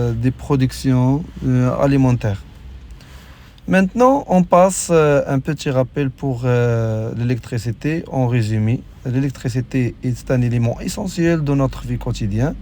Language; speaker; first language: French; non-native, local second language; Arabic